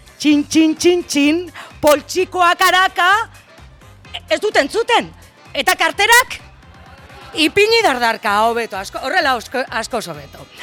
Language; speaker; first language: Basque; native; Basque